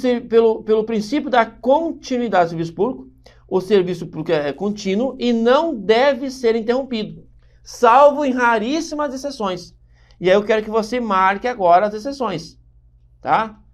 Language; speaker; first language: Portuguese; native; Portuguese